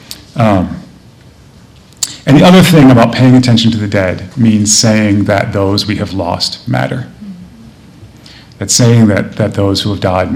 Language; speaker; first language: English; native; English